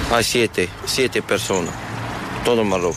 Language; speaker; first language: Spanish; non-native, learner; Arabic